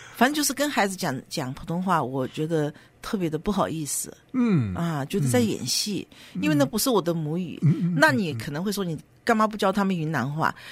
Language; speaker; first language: Chinese; native; Chinese